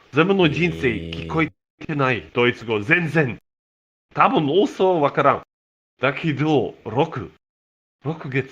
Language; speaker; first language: Japanese; non-native, learner; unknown